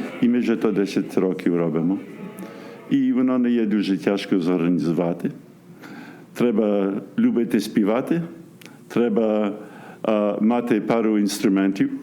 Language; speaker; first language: Ukrainian; early bilingual, heritage; Ukrainian